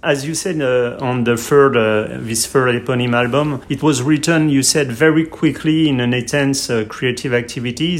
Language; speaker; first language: English; non-native, fluent; French